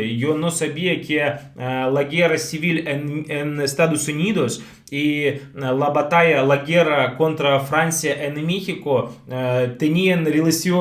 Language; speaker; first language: Spanish; non-native, fluent; Russian